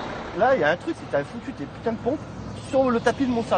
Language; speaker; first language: French; native; French